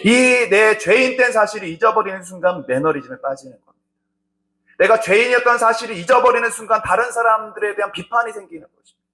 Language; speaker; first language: Korean; native; Korean